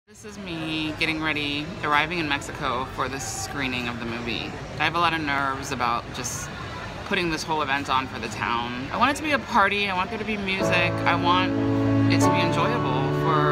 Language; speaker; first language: English; native; English